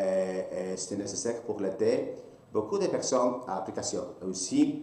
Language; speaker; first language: French; non-native, learner; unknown